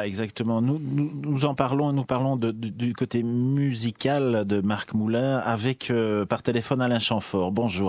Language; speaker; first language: French; native; French